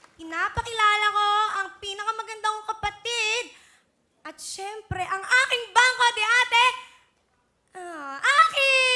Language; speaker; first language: Filipino; native; Filipino